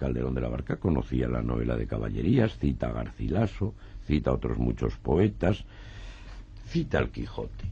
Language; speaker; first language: Spanish; native; Spanish